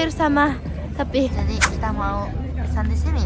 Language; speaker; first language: Indonesian; non-native, learner; Japanese